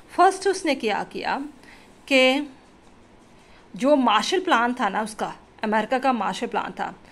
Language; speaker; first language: Hindi; non-native, local second language; Punjabi